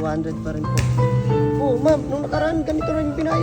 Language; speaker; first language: Filipino; native; Filipino